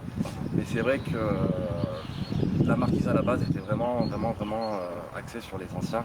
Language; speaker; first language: French; native; French